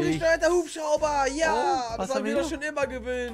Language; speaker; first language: German; native; German